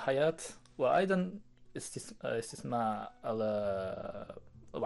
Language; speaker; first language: Arabic; non-native, learner; Japanese